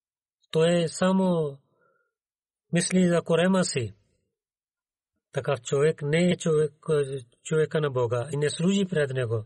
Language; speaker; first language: Bulgarian; non-native, learner; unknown